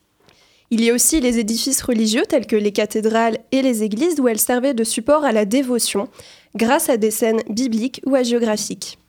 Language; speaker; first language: French; native; French